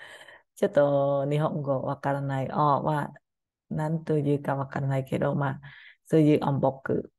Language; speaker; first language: Japanese; non-native, learner; Khmer